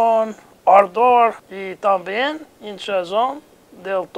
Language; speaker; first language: Spanish; non-native, learner; English